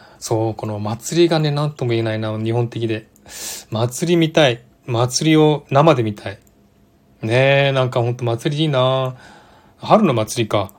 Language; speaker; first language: Japanese; native; Japanese